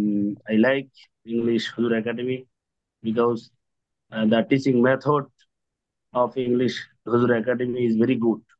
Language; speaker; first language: English; non-native, learner; Bangla